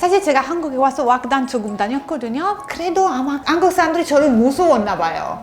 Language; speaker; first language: Korean; non-native, fluent; Italian